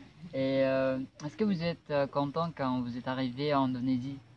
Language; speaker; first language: French; non-native, learner; Indonesian